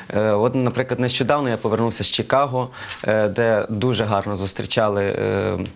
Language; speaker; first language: Ukrainian; native; Ukrainian